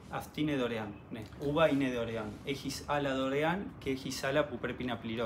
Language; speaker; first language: Greek; early bilingual, heritage; Spanish